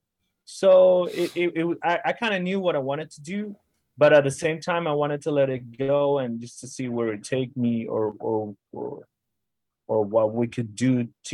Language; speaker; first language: English; non-native, fluent; Spanish